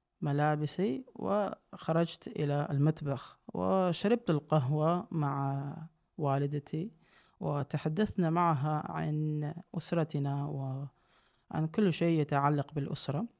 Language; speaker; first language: Arabic; non-native, fluent; Uzbek